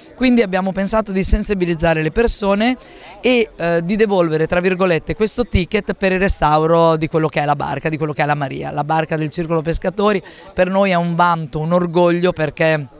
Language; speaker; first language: Italian; native; Italian